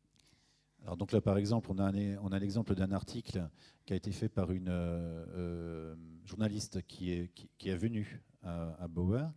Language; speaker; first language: French; native; French